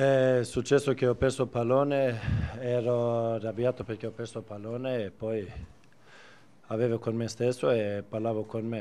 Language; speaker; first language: Italian; non-native, fluent; Swedish